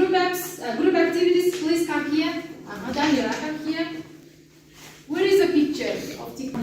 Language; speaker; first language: English; non-native, learner; Kazakh